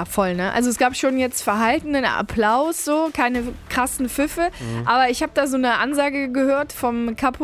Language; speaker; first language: German; native; German